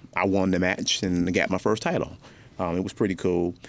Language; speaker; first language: English; native; English